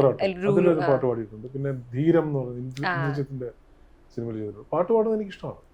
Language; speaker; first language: Malayalam; native; Malayalam